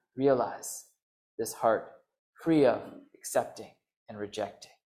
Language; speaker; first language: English; native; English